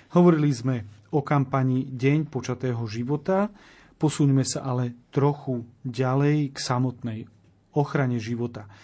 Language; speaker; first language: Slovak; native; Slovak